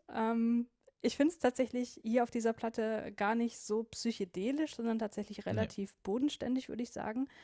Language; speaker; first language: German; native; German